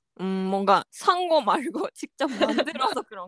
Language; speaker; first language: Korean; non-native, fluent; Japanese